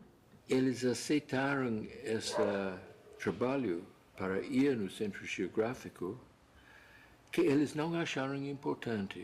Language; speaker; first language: Portuguese; non-native, fluent; English